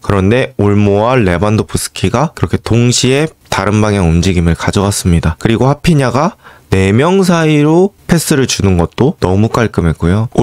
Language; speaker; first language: Korean; native; Korean